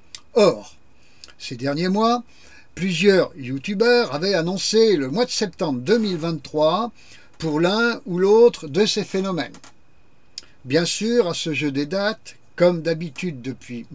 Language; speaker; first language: French; native; French